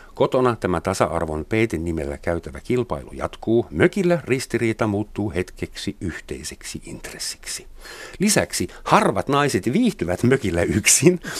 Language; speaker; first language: Finnish; non-native, fluent; German